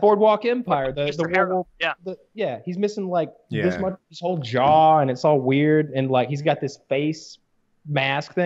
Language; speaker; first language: English; native; English